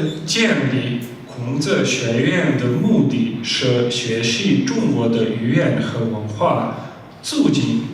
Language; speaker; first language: Chinese; non-native, fluent; Slovenian